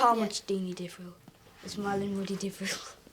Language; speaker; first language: Irish; non-native, local second language; English